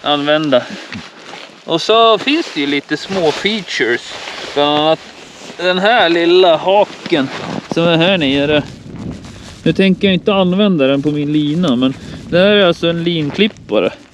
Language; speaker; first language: Swedish; native; Swedish